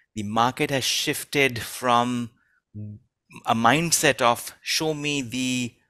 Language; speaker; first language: English; non-native, local second language; Hindi